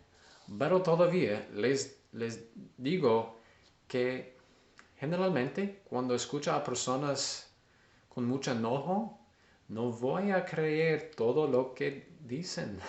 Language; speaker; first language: Spanish; non-native, learner; English